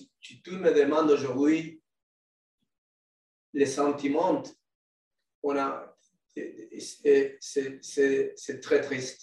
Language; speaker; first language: French; non-native, learner; Spanish